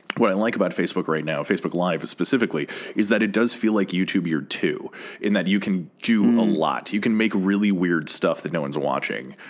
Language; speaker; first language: English; native; English